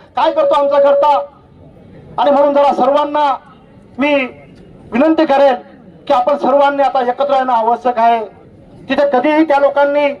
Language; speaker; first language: Marathi; native; Marathi